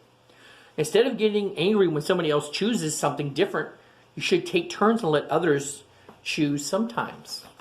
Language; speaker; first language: English; native; English